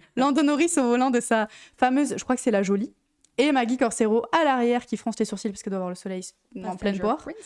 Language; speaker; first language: French; native; French